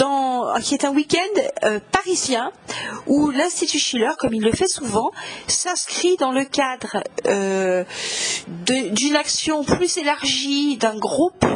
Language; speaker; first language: French; native; French